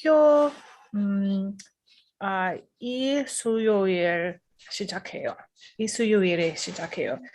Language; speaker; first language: Korean; non-native, learner; English